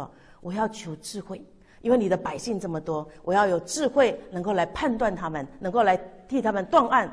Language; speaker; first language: Chinese; native; Chinese